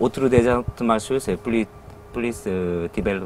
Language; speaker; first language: French; non-native, learner; Korean